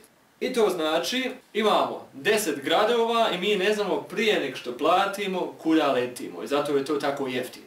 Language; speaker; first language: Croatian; early bilingual, heritage; Croatian